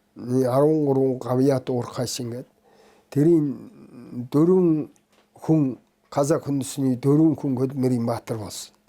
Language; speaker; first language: Mongolian; non-native, local second language; Kazakh